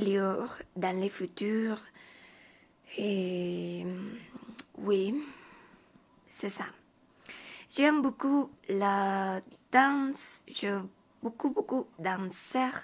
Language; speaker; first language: French; non-native, learner; Spanish